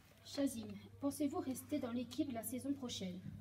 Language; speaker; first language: French; native; French